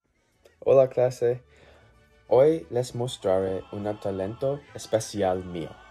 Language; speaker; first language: Spanish; non-native, learner; English